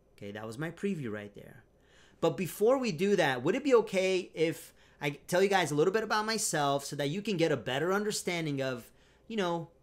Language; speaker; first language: English; non-native, fluent; Romanian